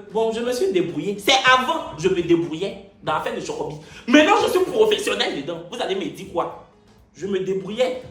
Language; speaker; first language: French; native; French